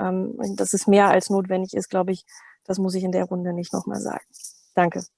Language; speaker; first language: German; native; German